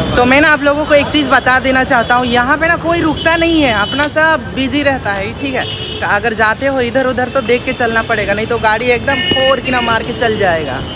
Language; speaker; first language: Hindi; non-native, local second language; Sadri